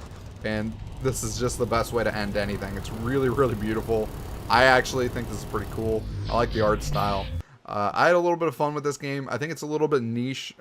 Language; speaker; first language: English; native; English